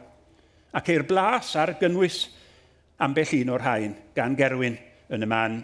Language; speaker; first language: Welsh; native; Welsh